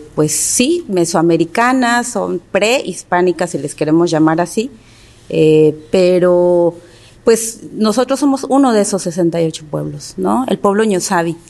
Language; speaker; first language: Spanish; non-native, local second language; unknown